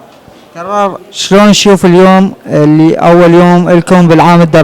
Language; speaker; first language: Arabic; native; Arabic